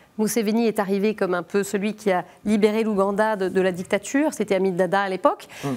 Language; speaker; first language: French; native; French